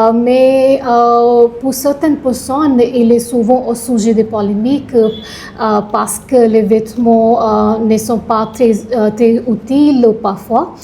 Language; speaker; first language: French; non-native, learner; Punjabi